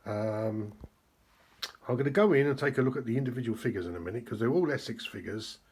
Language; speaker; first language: English; native; English